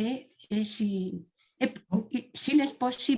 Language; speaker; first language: French; non-native, learner; Spanish